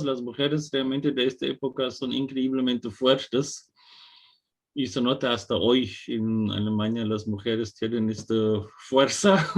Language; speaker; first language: Spanish; non-native, fluent; German